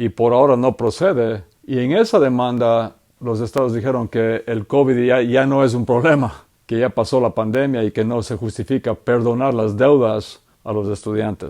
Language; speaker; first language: Spanish; native; Spanish